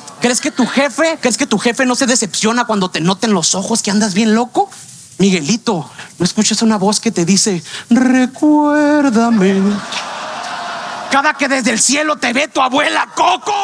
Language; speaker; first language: Spanish; native; Spanish